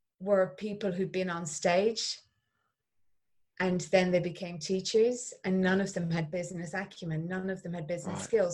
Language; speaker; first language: English; native; English